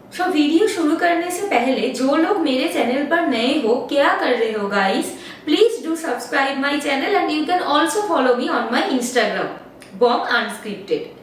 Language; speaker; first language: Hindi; non-native, local second language; Bangla